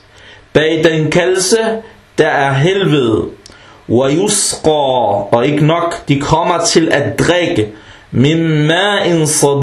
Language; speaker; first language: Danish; early bilingual, other home language; Arabic